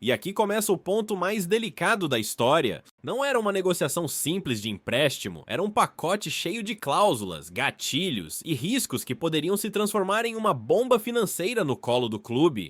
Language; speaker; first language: Portuguese; native; Portuguese